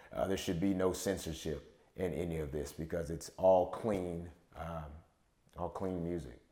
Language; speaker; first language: English; native; English